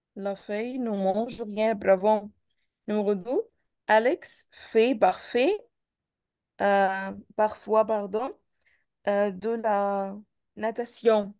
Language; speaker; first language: French; non-native, fluent; Arabic